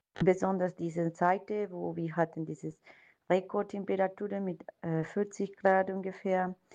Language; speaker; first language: German; non-native, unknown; Spanish